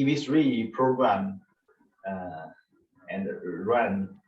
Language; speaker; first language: English; non-native, learner; Chinese